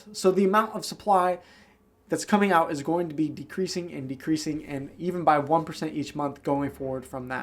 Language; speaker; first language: English; native; English